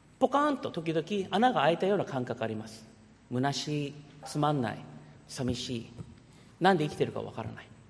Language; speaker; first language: Japanese; early bilingual, heritage; Japanese